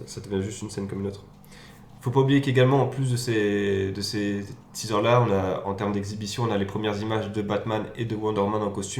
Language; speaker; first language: French; native; French